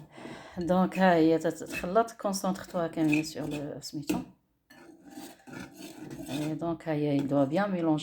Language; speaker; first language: French; non-native, local second language; Arabic